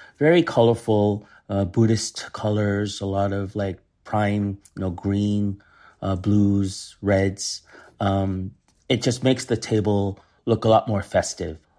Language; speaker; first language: English; early bilingual, other home language; Korean